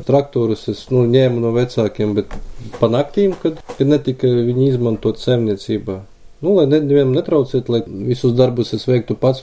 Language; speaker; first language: Latvian; native; Latvian